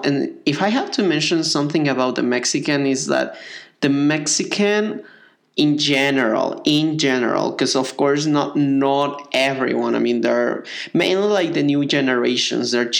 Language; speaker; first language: English; non-native, fluent; Spanish